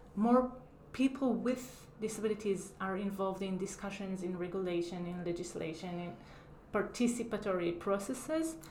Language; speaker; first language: English; non-native, fluent; Hebrew